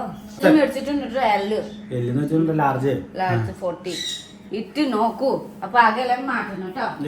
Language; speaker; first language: Malayalam; non-native, learner; Nepali